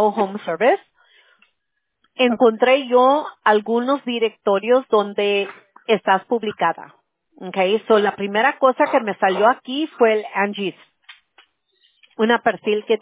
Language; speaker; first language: Spanish; early bilingual, heritage; Spanish